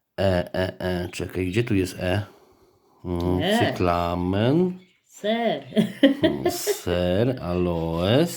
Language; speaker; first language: Polish; native; Polish